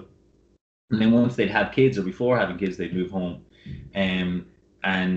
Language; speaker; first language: English; native; English